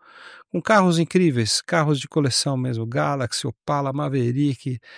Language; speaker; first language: Portuguese; native; Portuguese